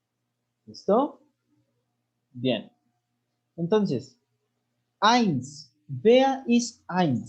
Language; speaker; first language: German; non-native, fluent; Spanish